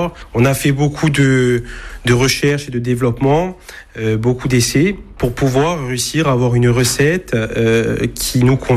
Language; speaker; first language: French; native; French